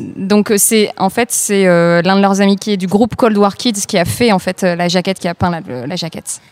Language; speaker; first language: French; native; French